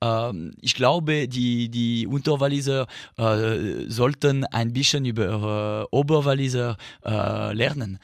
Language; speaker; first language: German; non-native, local second language; French